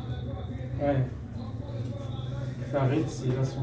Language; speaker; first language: French; non-native, local second language; Arabic